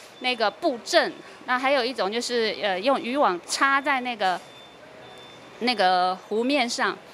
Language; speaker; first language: Chinese; native; Chinese